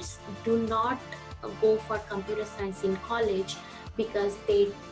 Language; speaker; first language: English; non-native, local second language; Bangla